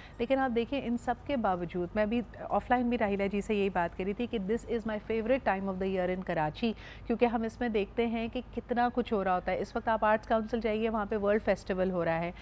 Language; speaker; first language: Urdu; native; Urdu